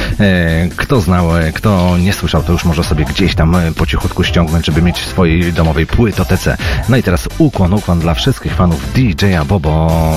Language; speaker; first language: Polish; native; Polish